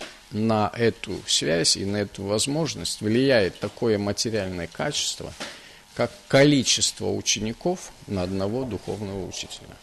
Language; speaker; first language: Russian; native; Russian